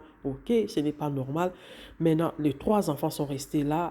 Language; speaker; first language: French; non-native, local second language; Lingala